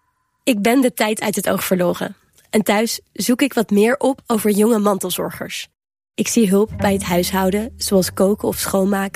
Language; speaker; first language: Dutch; native; Dutch